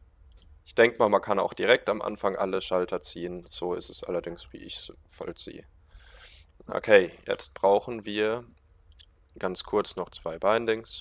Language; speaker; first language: German; native; German